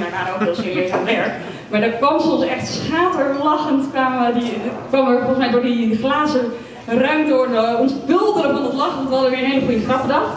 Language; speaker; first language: Dutch; native; Dutch